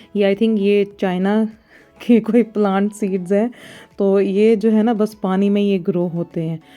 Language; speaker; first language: Urdu; non-native, local second language; Punjabi